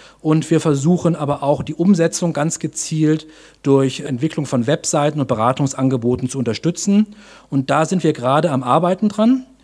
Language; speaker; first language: German; native; German